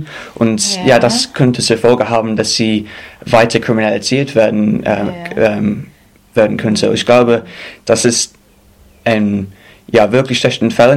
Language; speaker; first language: German; non-native, fluent; English